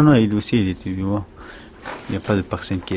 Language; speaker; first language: French; non-native, learner; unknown